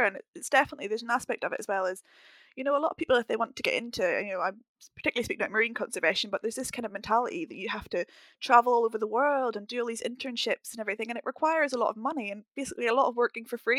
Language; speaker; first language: English; native; English